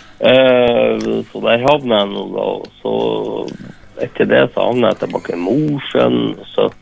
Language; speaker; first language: Norwegian; native; Norwegian